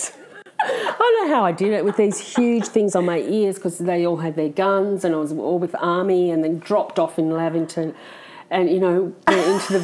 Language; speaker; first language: English; native; English